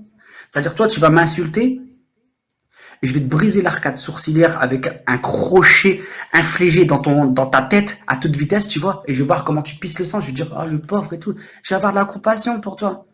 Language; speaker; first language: French; native; French